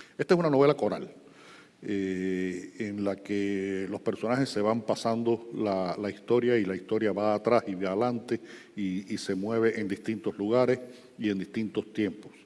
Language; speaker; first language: Spanish; native; Spanish